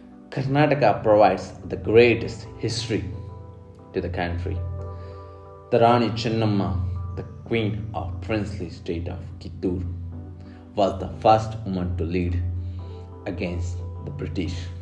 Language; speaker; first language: English; non-native, local second language; Kannada